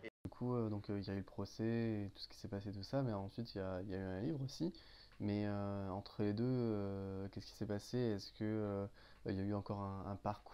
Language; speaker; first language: French; native; French